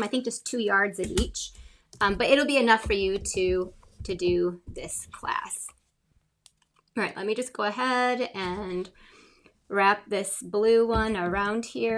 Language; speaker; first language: English; native; English